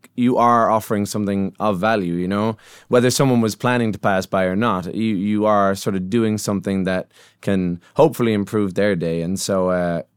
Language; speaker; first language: English; native; English